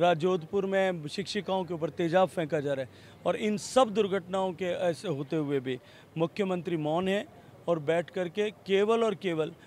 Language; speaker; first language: Hindi; native; Hindi